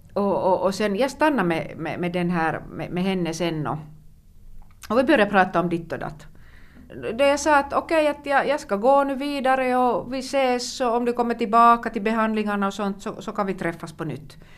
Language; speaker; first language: Swedish; non-native, local second language; Finnish